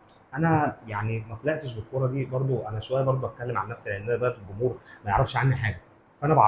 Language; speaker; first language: Arabic; native; Arabic